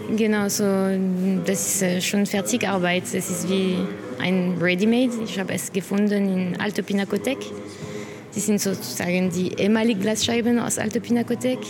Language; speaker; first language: German; non-native, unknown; French